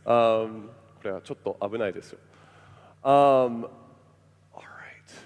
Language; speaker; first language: Japanese; non-native, local second language; English